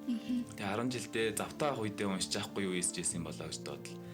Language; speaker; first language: Mongolian; native; Mongolian